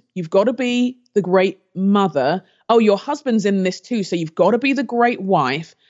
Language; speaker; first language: English; native; English